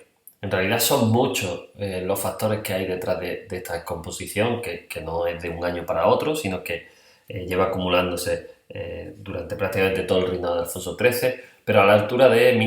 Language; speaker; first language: Spanish; native; Spanish